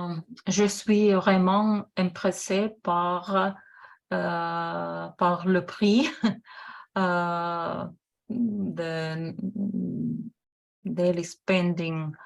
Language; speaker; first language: French; non-native, fluent; Russian